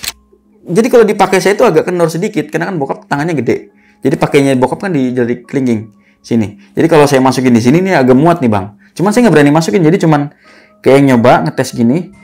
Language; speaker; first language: Indonesian; native; Indonesian